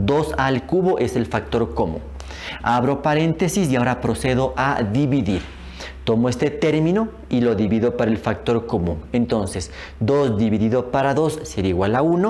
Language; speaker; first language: Spanish; native; Spanish